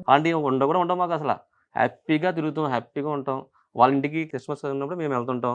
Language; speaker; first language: Telugu; non-native, local second language; Urdu